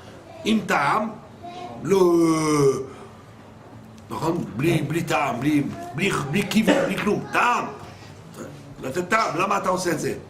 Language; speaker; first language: Hebrew; non-native, fluent; French